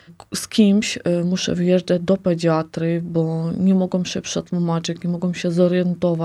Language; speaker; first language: Polish; non-native, fluent; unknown